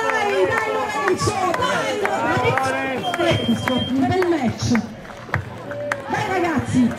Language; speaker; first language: Italian; native; Italian